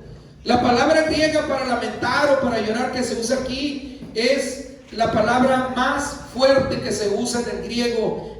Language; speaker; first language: Spanish; native; Spanish